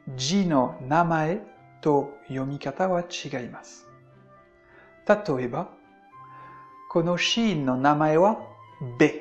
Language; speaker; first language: Japanese; non-native, fluent; French